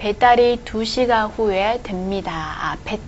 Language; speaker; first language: Korean; non-native, fluent; Chinese